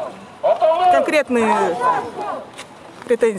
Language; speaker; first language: Russian; native; Russian